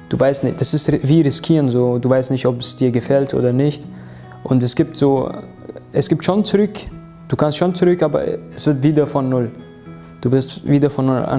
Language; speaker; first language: German; non-native, fluent; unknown